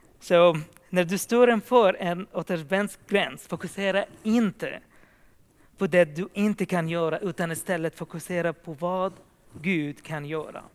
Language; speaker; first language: Swedish; non-native, fluent; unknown